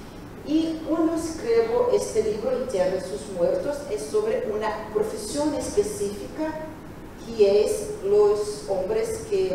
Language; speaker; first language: Spanish; non-native, learner; Portuguese